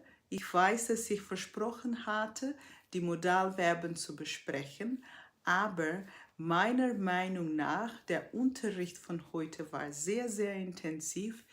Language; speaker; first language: German; non-native, fluent; Portuguese